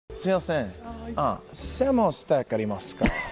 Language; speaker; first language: Japanese; non-native, learner; English